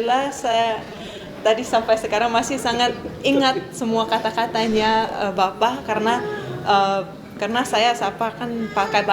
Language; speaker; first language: Indonesian; non-native, fluent; Russian